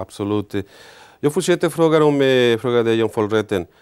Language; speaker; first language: Swedish; non-native, learner; Spanish